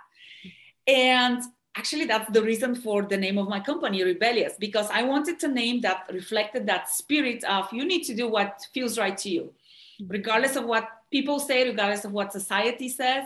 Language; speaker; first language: English; non-native, fluent; Bulgarian